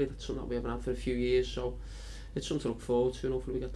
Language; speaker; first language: English; native; English